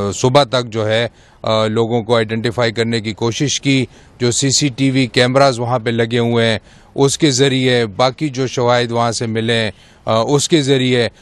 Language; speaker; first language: Urdu; non-native, local second language; Pashto